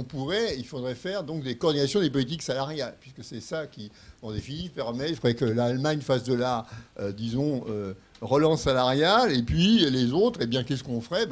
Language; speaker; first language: French; native; French